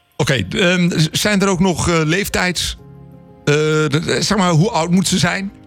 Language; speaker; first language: Dutch; native; Dutch